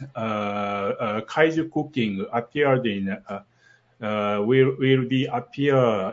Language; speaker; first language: English; non-native, learner; Japanese